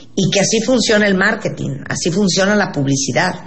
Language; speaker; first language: Spanish; native; Spanish